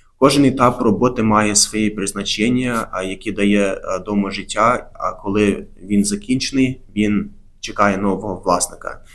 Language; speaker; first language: Ukrainian; early bilingual, heritage; Ukrainian